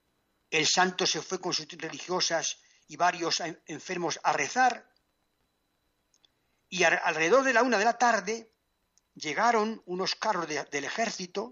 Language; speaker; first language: Spanish; native; Spanish